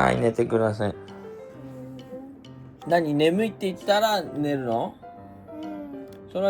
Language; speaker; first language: Japanese; non-native, fluent; Filipino